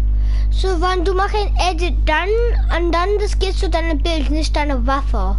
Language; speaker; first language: German; non-native, learner; English